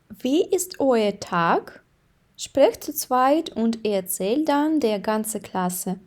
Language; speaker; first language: German; non-native, fluent; Ukrainian